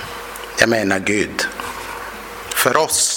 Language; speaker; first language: Swedish; non-native, fluent; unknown